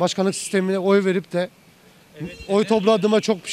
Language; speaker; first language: Turkish; native; Turkish